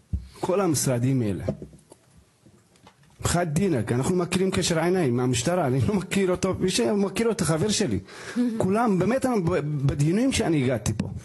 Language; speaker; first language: Hebrew; non-native, fluent; Tigrinya